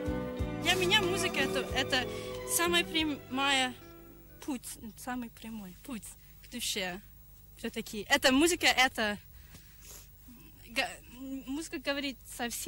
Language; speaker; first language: Russian; non-native, fluent; English